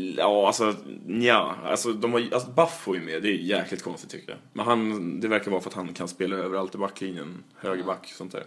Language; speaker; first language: Swedish; native; Swedish